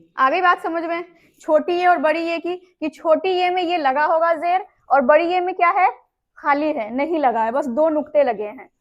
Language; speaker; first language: Hindi; native; Hindi